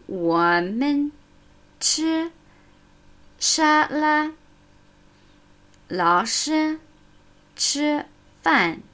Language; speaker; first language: Chinese; non-native, fluent; German